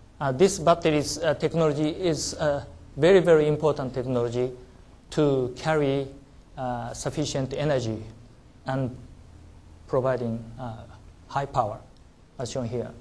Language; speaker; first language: English; non-native, learner; Japanese